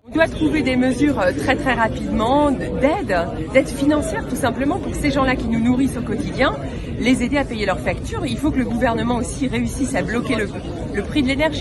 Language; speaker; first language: French; native; French